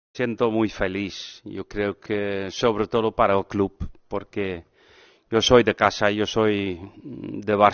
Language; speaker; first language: Spanish; non-native, fluent; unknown